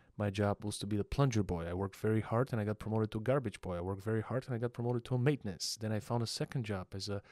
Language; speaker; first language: English; non-native, fluent; Bulgarian